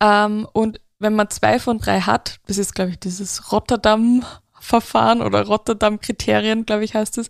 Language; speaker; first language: German; native; German